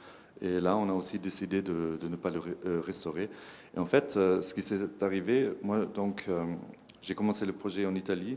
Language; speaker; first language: French; non-native, fluent; German